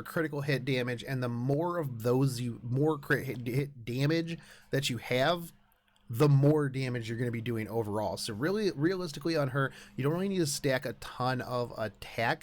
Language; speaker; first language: English; native; English